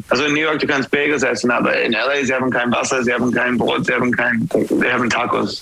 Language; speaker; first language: German; non-native, fluent; English